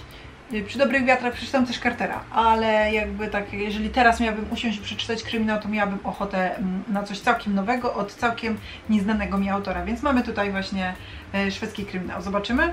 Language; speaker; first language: Polish; native; Polish